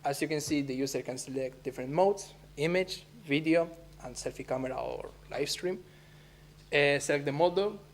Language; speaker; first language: English; non-native, fluent; Spanish